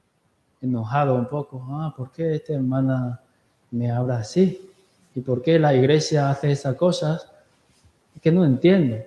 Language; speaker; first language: Spanish; non-native, learner; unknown